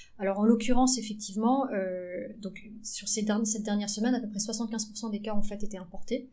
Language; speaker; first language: French; early bilingual, other home language; Vietnamese